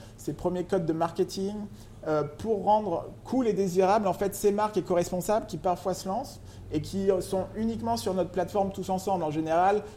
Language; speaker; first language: French; native; French